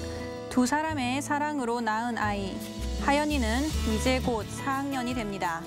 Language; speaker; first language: Korean; native; Korean